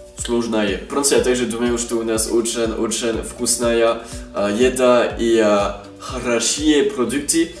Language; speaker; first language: Russian; non-native, learner; French